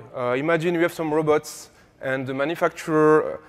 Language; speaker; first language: English; non-native, fluent; French